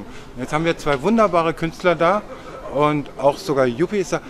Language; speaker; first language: German; native; German